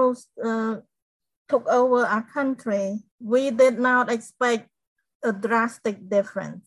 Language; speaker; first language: English; non-native, fluent; Khmer